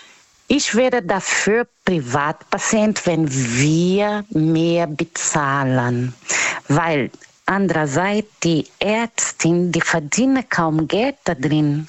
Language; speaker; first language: German; non-native, learner; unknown